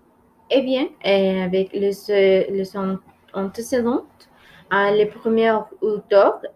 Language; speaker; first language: French; non-native, learner; Spanish